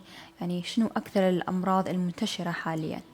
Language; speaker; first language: Arabic; native; Arabic